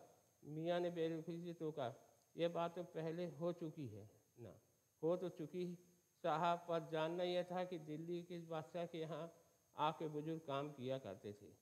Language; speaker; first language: Hindi; native; Hindi